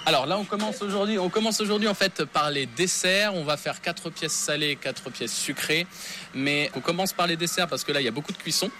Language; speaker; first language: French; native; French